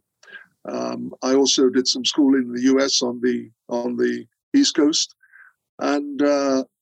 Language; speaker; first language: English; non-native, local second language; Akan